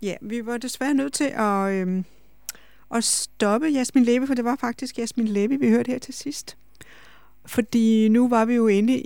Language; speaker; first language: Danish; native; Danish